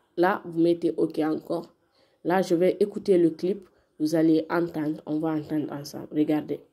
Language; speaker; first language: French; non-native, local second language; Fula